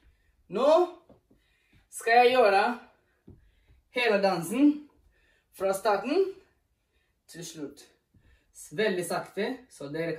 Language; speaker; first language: Norwegian; non-native, fluent; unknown